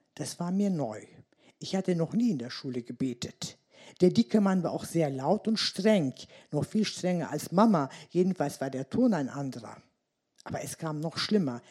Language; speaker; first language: German; early bilingual, other home language; Turkish